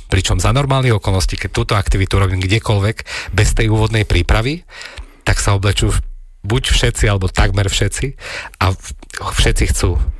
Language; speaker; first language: Slovak; native; Slovak